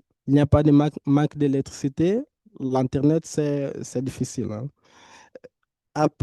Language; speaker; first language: French; non-native, fluent; Portuguese